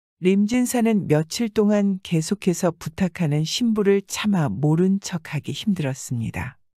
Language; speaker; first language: Korean; native; Korean